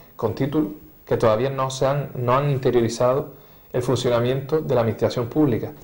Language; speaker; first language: Spanish; native; Spanish